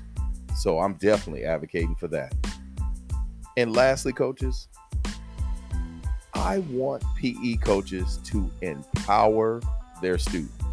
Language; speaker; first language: English; native; English